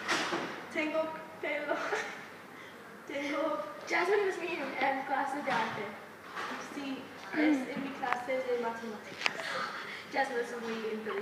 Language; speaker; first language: Spanish; non-native, learner; English